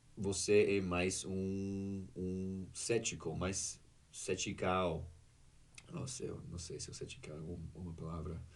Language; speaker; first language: Portuguese; non-native, learner; English